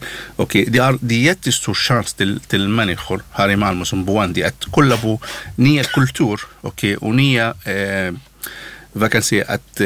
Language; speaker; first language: Swedish; non-native, learner; Arabic